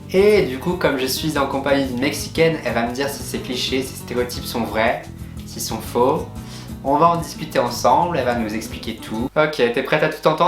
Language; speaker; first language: French; native; French